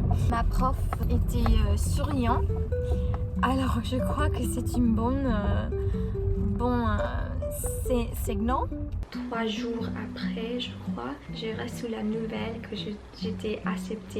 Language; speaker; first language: French; non-native, fluent; English